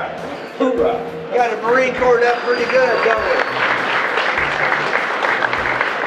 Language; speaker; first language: English; native; English